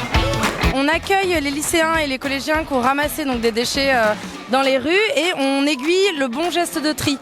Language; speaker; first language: French; native; French